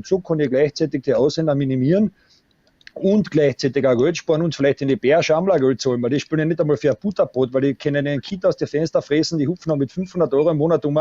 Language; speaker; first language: German; native; German